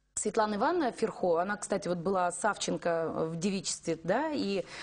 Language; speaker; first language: Russian; native; Russian